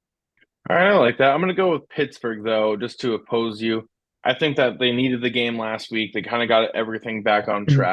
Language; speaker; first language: English; native; English